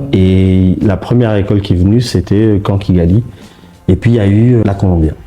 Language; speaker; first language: French; early bilingual, heritage; French